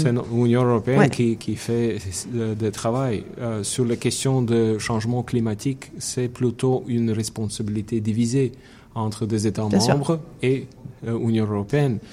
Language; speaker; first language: French; non-native, fluent; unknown